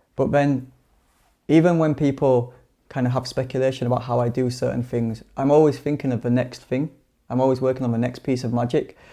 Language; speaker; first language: English; native; English